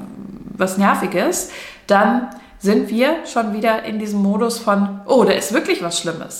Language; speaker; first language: German; native; German